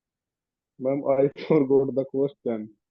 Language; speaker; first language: English; non-native, learner; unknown